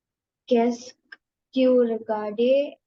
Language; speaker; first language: French; non-native, learner; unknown